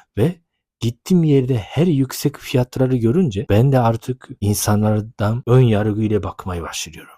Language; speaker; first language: Turkish; non-native, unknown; Japanese